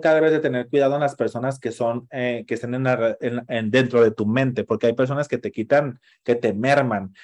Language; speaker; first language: Spanish; native; Spanish